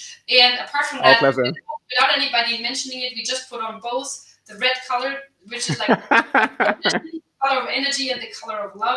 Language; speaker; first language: English; non-native, fluent; German